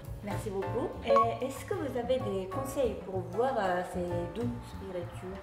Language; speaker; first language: French; non-native, fluent; Japanese